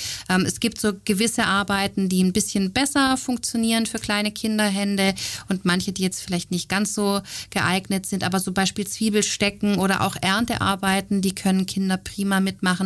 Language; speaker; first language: German; native; German